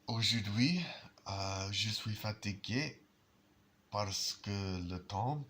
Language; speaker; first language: French; non-native, learner; English